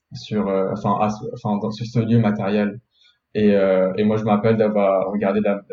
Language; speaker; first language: French; non-native, local second language; Arabic